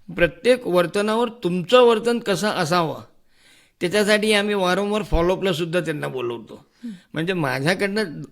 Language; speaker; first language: Marathi; non-native, local second language; Hindi